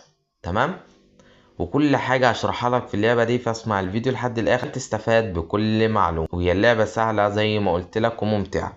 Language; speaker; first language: Arabic; native; Arabic